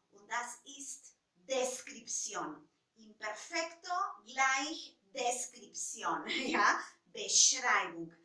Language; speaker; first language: German; non-native, fluent; Spanish